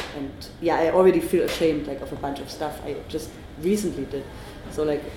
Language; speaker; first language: English; non-native, fluent; German